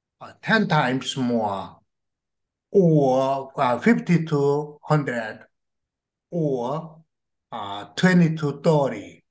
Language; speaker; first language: English; non-native, learner; Korean